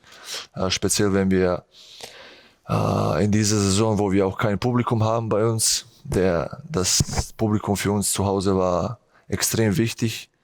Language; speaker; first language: German; non-native, fluent; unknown